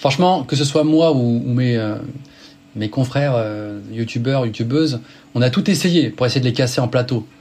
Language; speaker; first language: French; native; French